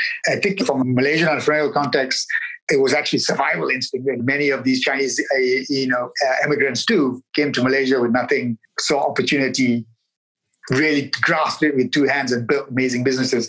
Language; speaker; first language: English; non-native, local second language; Tamil